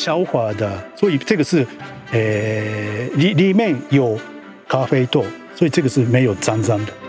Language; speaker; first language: Chinese; non-native, learner; Japanese